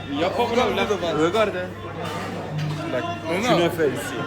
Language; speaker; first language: French; non-native, learner; Turkish